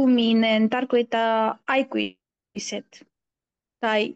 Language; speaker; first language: Finnish; non-native, learner; Turkish